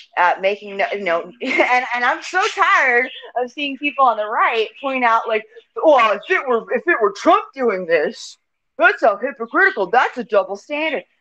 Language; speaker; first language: English; native; English